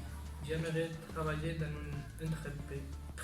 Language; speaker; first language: French; non-native, learner; Spanish